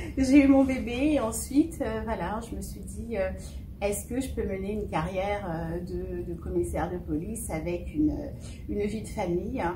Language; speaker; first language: French; early bilingual, other home language; Fon